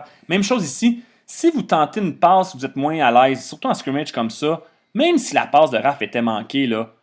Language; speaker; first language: French; native; French